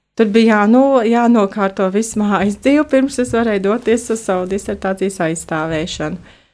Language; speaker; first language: Latvian; native; Latvian